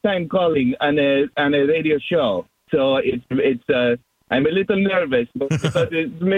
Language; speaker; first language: English; non-native, learner; Greek